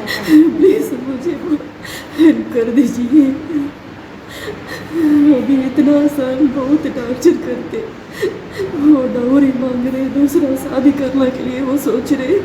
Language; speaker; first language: Hindi; non-native, local second language; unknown